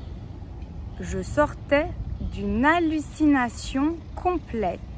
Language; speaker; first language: French; native; French